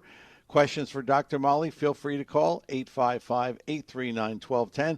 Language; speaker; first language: English; native; English